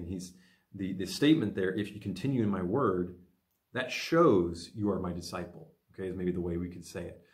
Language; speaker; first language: English; native; English